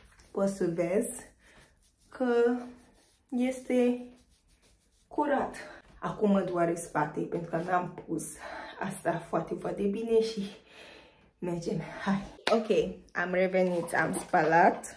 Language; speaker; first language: Romanian; non-native, fluent; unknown